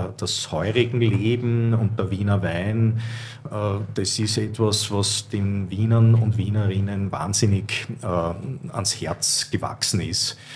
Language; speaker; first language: German; native; German